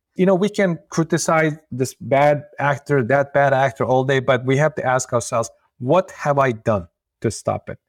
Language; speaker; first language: English; non-native, fluent; Uyghur